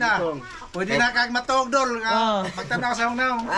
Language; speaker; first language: Filipino; non-native, local second language; Cebuano